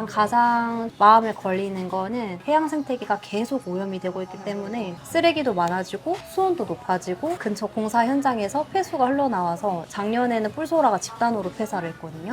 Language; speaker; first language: Korean; native; Korean